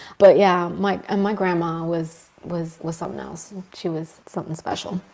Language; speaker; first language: English; early bilingual, other home language; Spanish